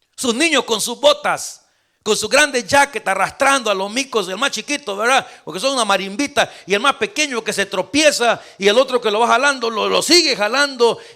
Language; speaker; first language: Spanish; native; Spanish